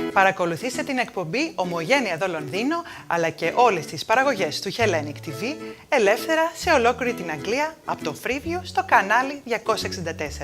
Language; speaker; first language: Greek; native; Greek